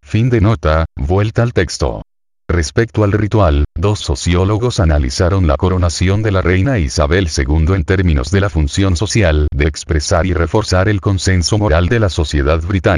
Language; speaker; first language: Spanish; native; Spanish